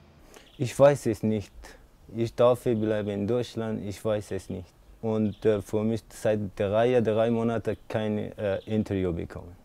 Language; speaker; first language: German; non-native, learner; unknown